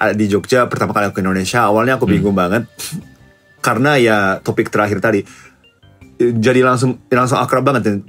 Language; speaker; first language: Indonesian; non-native, fluent; Japanese